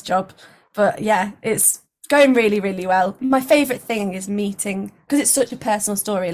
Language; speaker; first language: English; native; English